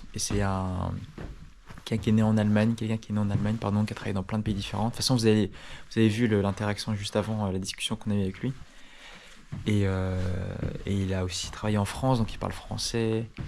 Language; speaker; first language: French; native; French